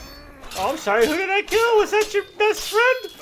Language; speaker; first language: English; native; English